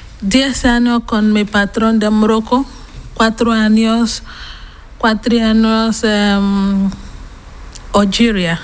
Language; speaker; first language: Spanish; non-native, learner; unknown